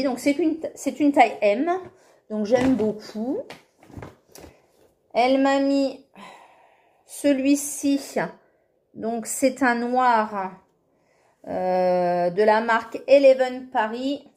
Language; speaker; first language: French; native; French